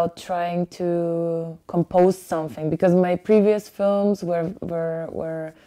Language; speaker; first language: English; early bilingual, other home language; Ukrainian